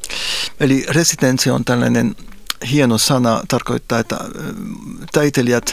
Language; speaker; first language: Finnish; non-native, fluent; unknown